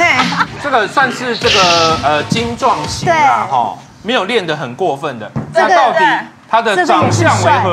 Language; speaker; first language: Chinese; native; Chinese